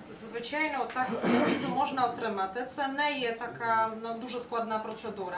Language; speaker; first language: Ukrainian; non-native, fluent; Polish